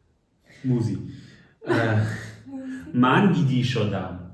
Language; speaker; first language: Persian; non-native, learner; German